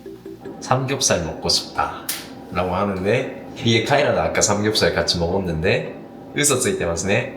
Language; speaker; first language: Korean; non-native, fluent; Japanese